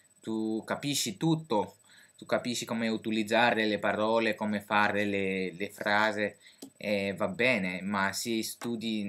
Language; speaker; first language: Italian; non-native, fluent; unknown